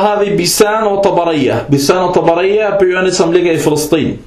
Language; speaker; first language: Danish; early bilingual, other home language; Arabic